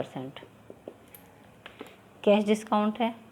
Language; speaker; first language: Hindi; native; Hindi